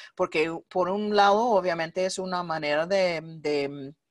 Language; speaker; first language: Spanish; non-native, fluent; English